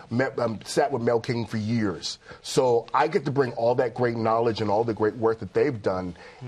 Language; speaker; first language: English; native; English